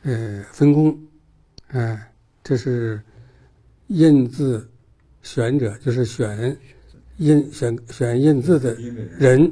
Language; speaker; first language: Chinese; native; Chinese